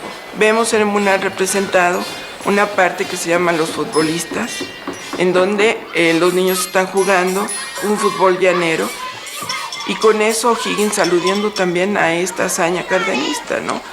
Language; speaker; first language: Spanish; native; Spanish